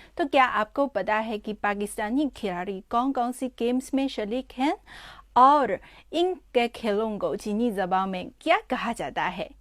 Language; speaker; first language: Urdu; non-native, fluent; Chinese